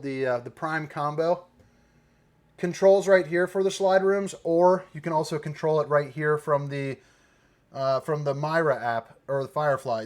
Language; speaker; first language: English; native; English